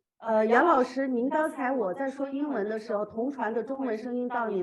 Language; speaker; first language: Chinese; native; Chinese